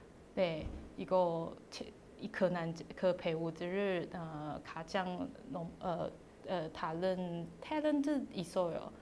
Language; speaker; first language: Korean; non-native, learner; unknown